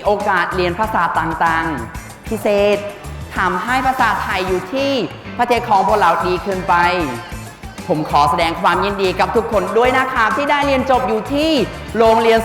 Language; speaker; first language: Thai; non-native, fluent; Khmer